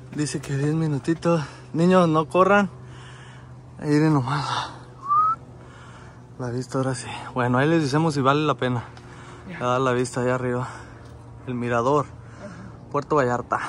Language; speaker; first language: Spanish; native; Spanish